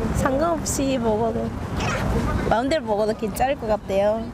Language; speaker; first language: Korean; non-native, fluent; Japanese